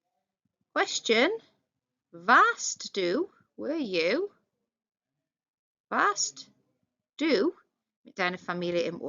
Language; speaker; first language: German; non-native, fluent; English